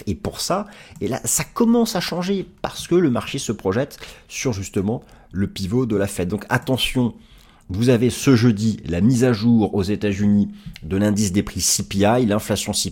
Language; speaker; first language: French; native; French